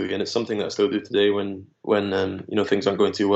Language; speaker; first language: English; native; English